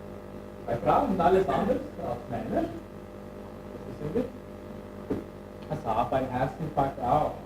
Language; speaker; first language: German; non-native, learner; Turkish